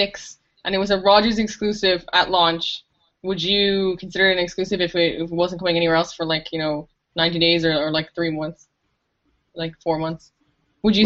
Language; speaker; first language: English; native; English